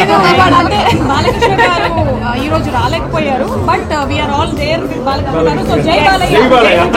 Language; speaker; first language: Telugu; native; Telugu